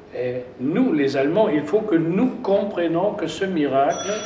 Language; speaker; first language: French; non-native, fluent; German